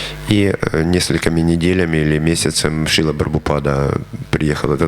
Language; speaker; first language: Russian; native; Russian